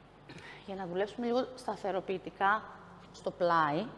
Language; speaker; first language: Greek; native; Greek